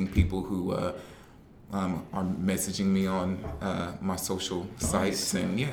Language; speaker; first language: English; native; English